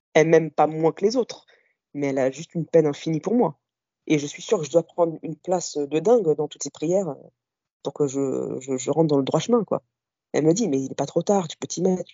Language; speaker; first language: French; early bilingual, other home language; Kabyle